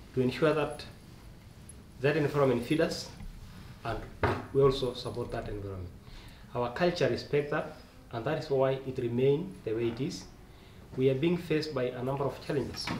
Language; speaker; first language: English; non-native, local second language; Masai